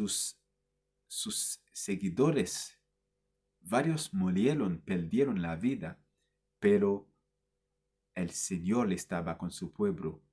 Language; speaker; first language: Spanish; non-native, fluent; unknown